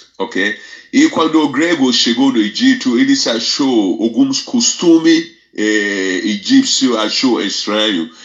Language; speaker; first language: Portuguese; non-native, fluent; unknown